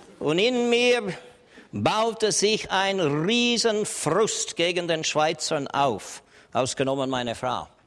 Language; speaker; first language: German; non-native, fluent; English